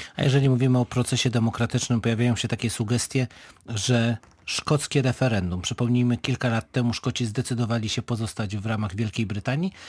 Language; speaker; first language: Polish; native; Polish